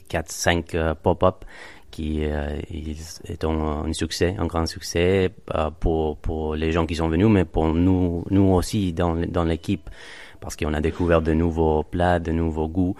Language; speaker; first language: French; non-native, fluent; Spanish